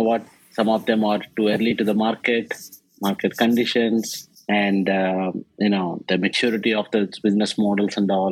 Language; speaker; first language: English; non-native, local second language; Telugu